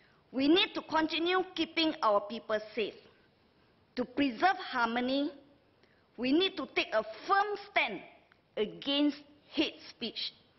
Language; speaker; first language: English; non-native, local second language; Chinese